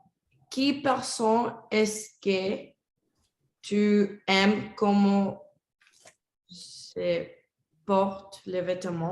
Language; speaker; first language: French; non-native, learner; Spanish